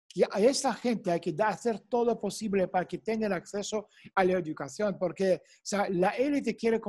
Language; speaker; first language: Spanish; non-native, fluent; Russian